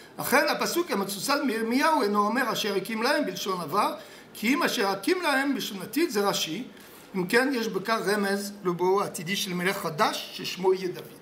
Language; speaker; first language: Hebrew; non-native, fluent; French